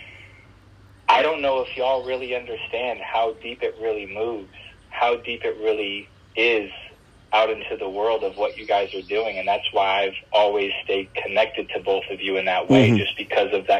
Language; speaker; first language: English; native; English